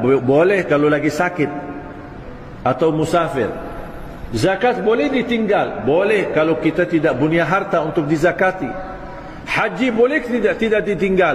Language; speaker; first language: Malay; non-native, fluent; Arabic